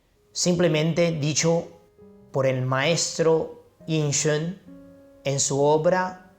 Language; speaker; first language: Spanish; non-native, fluent; Chinese